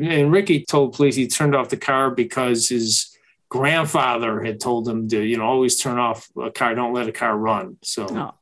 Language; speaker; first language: English; native; English